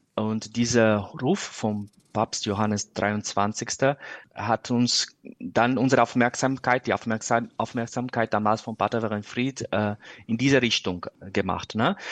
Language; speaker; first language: German; non-native, fluent; Portuguese